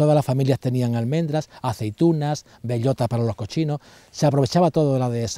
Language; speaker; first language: Spanish; native; Spanish